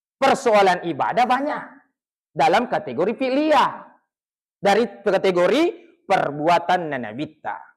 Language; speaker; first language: Malay; non-native, local second language; Buginese